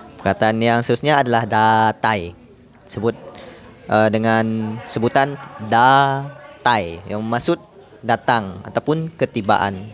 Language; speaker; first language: Malay; non-native, local second language; Iban